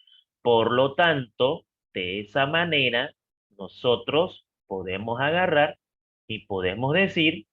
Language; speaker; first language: Spanish; native; Spanish